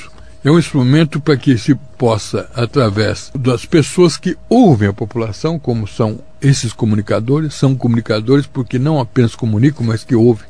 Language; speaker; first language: Portuguese; native; Portuguese